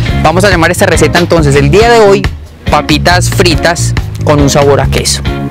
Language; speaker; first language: Spanish; native; Spanish